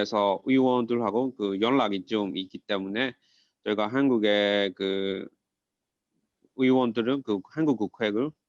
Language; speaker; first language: Korean; non-native, fluent; Burmese